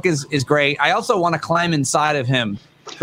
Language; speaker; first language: English; native; English